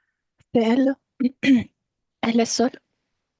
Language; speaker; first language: French; non-native, fluent; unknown